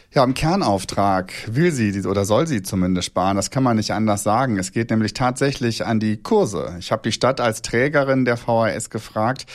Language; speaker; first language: German; native; German